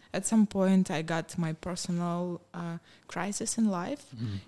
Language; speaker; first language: English; non-native, fluent; Ukrainian